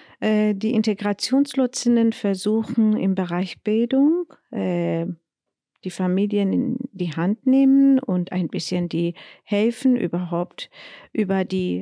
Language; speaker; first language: German; non-native, learner; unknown